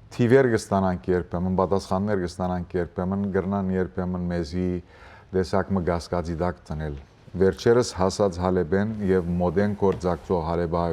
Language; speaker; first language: Armenian; early bilingual, heritage; Armenian